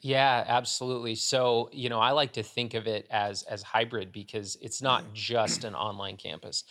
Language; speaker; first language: English; native; English